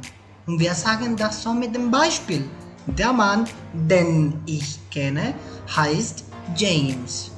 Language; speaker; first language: German; non-native, fluent; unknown